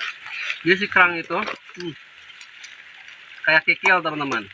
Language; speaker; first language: Indonesian; non-native, local second language; Sundanese